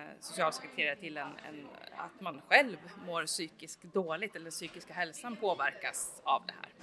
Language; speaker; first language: Swedish; native; Swedish